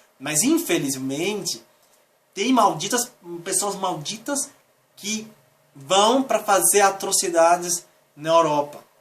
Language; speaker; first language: Portuguese; native; Portuguese